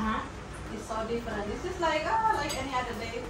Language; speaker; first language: English; non-native, fluent; Indonesian